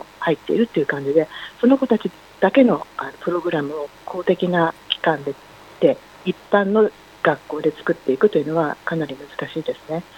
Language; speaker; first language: Japanese; native; Japanese